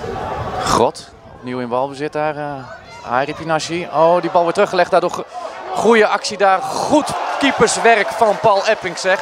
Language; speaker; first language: Dutch; native; Dutch